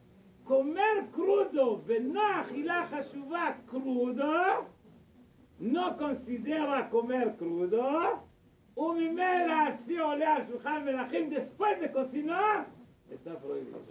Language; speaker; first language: Spanish; non-native, learner; Hebrew